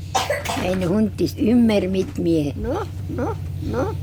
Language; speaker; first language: German; non-native, learner; Estonian